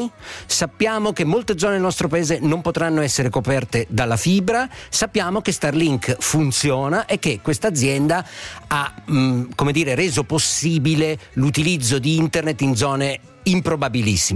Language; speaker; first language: Italian; native; Italian